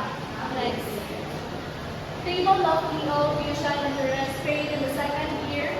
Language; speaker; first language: English; non-native, local second language; Cebuano